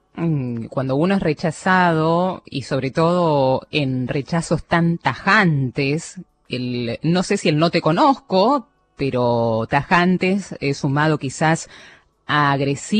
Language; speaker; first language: Spanish; native; Spanish